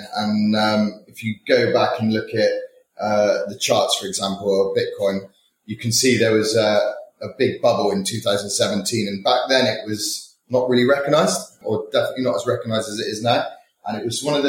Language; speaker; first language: English; native; English